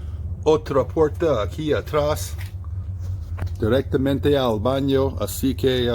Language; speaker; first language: Spanish; non-native, fluent; English